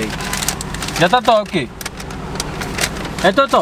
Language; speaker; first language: Spanish; early bilingual, heritage; Spanish